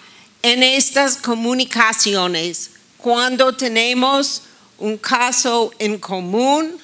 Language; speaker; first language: Spanish; non-native, fluent; English